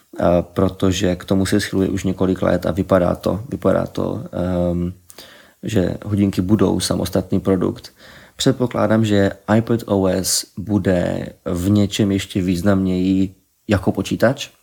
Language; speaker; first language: Czech; native; Czech